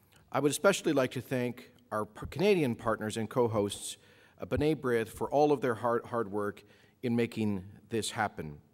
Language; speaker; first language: English; native; English